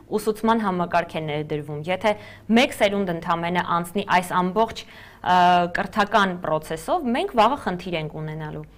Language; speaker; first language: Armenian; native; Armenian